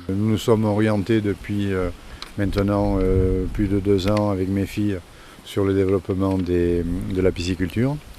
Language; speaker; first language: French; native; French